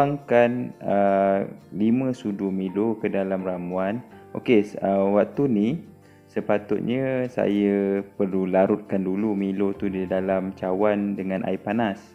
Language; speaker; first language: Malay; native; Malay